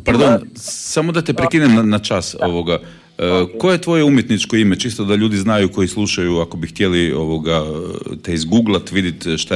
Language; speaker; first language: Serbian; native; Serbian